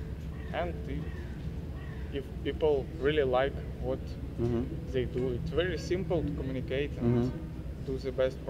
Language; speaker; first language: English; non-native, learner; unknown